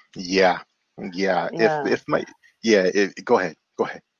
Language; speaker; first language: English; native; English